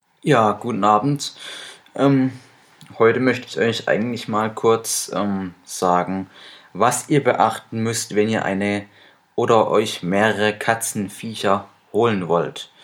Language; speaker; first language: German; native; German